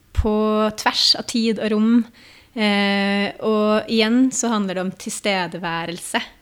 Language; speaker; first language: Norwegian; native; Norwegian